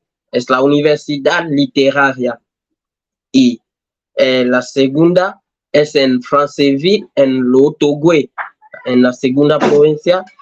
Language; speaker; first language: Spanish; non-native, learner; French